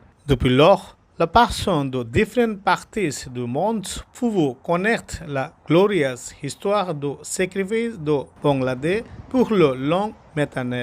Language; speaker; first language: French; non-native, local second language; Bangla